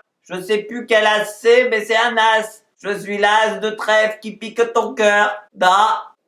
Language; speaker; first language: French; native; French